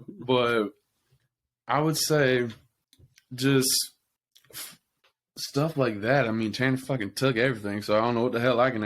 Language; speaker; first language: English; native; English